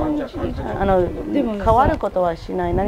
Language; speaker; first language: Japanese; non-native, learner; English